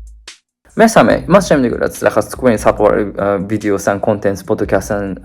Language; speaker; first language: Georgian; non-native, fluent; Japanese